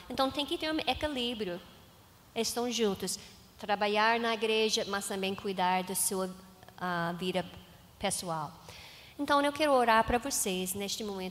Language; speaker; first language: Portuguese; non-native, learner; English